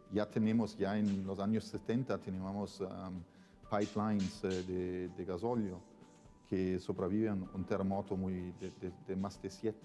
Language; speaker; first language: Spanish; non-native, fluent; Italian